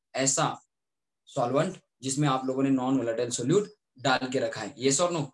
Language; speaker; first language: Hindi; native; Hindi